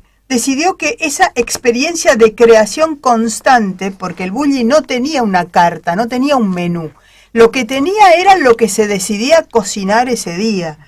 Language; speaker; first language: Spanish; native; Spanish